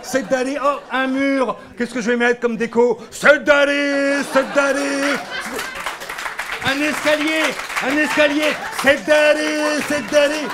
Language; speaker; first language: French; native; French